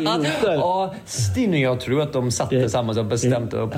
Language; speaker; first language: Swedish; non-native, fluent; English